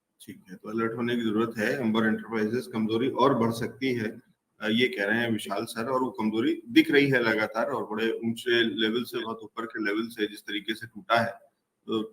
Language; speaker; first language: Hindi; native; Hindi